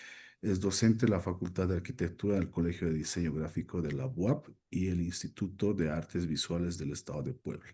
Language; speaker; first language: Spanish; native; Spanish